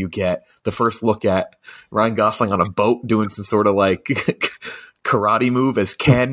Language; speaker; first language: English; native; English